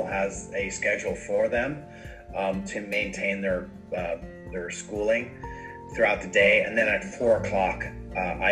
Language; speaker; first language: English; native; English